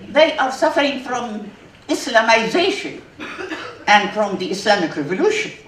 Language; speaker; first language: English; non-native, fluent; Arabic